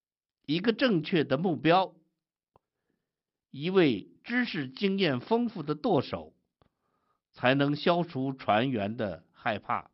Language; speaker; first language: Chinese; native; Chinese